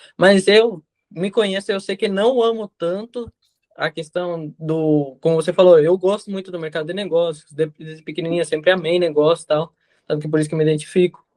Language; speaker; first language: Portuguese; non-native, fluent; Spanish